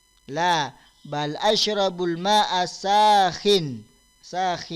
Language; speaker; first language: Arabic; non-native, fluent; Indonesian